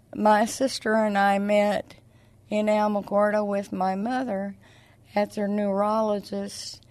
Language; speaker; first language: English; native; English